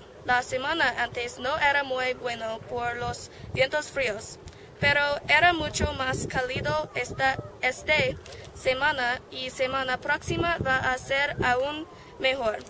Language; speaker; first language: Spanish; non-native, learner; English